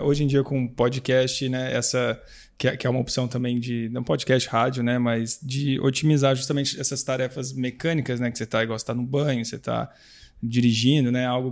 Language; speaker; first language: Portuguese; native; Portuguese